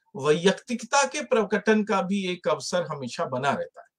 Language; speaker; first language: Hindi; native; Hindi